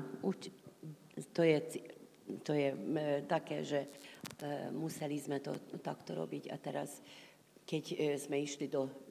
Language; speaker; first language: Slovak; non-native, local second language; Hungarian